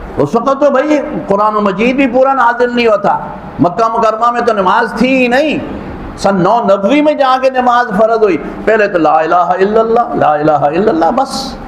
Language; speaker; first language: Urdu; non-native, local second language; Punjabi